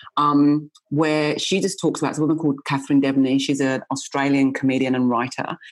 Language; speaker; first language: English; native; English